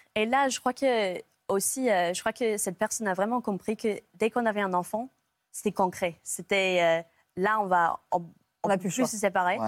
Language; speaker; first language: French; non-native, fluent; English